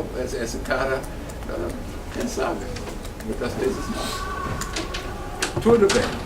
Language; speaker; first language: Portuguese; non-native, fluent; German